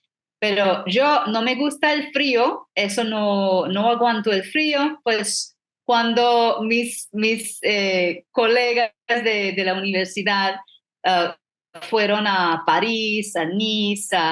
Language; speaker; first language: Spanish; non-native, fluent; English